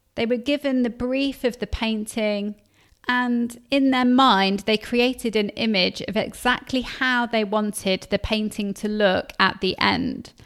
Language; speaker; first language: English; native; English